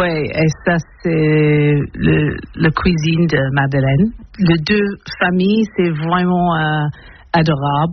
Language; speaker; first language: French; non-native, learner; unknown